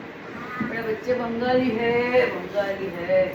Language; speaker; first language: Hindi; non-native, local second language; Gujarati